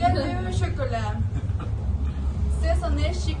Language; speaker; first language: French; non-native, learner; Spanish